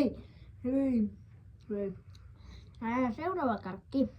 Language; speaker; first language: Finnish; native; Finnish